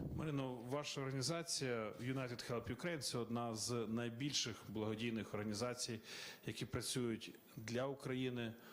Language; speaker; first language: Ukrainian; native; Ukrainian